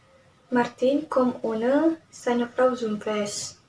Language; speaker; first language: German; non-native, learner; Indonesian